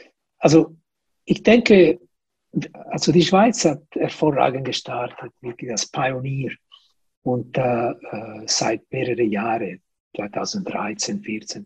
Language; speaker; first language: German; non-native, fluent; Italian